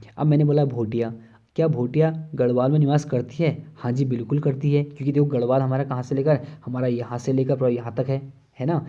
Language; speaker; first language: Hindi; native; Hindi